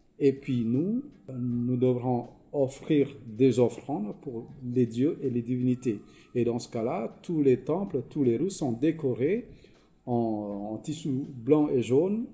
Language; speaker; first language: French; non-native, fluent; Balinese